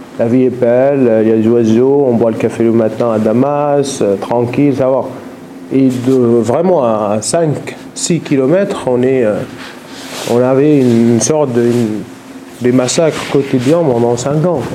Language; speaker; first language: French; non-native, fluent; Arabic